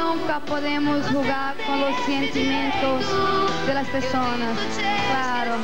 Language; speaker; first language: Spanish; non-native, fluent; Portuguese